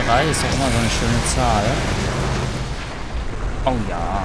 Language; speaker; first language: German; native; German